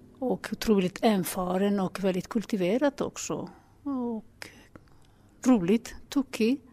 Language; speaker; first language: Swedish; non-native, fluent; Spanish